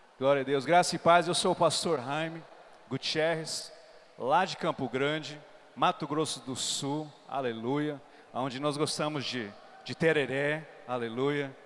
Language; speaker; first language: Portuguese; non-native, fluent; English